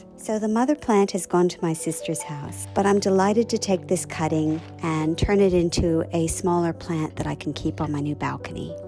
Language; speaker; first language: English; native; English